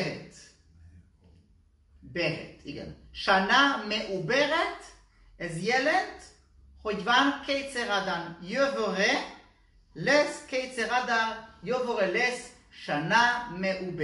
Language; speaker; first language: Hungarian; non-native, learner; Hebrew